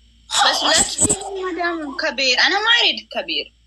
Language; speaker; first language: Arabic; non-native, learner; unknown